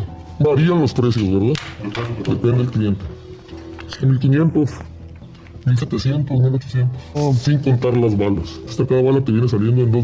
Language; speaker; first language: Spanish; native; Spanish